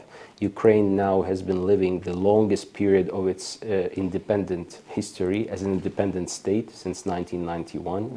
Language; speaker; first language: English; non-native, fluent; Ukrainian